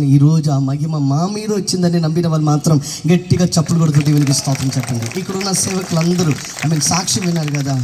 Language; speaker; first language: Telugu; native; Telugu